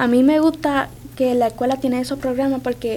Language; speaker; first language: Spanish; early bilingual, other home language; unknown